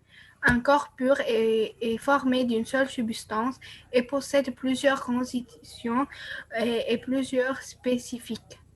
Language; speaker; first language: French; non-native, learner; Arabic